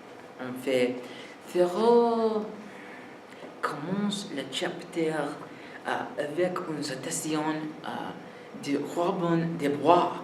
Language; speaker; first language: French; non-native, learner; English